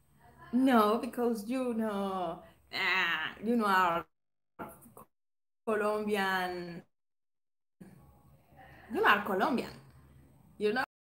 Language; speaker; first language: English; non-native, learner; Spanish